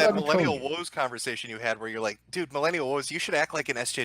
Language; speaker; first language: English; native; English